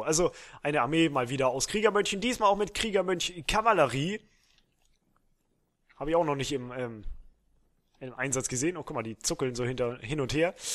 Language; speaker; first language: German; native; German